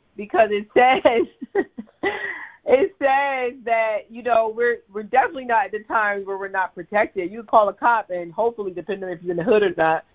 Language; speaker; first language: English; early bilingual, other home language; Krio